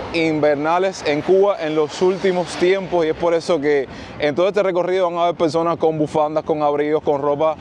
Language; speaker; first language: Spanish; native; Spanish